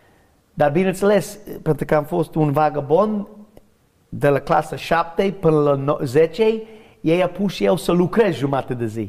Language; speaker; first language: Romanian; non-native, learner; English